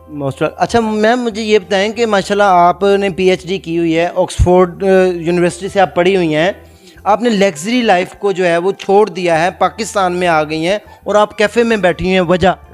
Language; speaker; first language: Urdu; native; Urdu